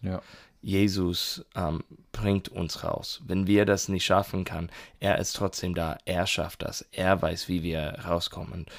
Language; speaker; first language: German; non-native, learner; English